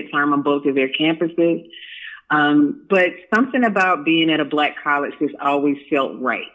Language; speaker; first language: English; native; English